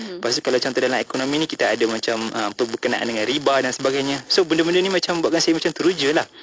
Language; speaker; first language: Malay; non-native, local second language; Tamil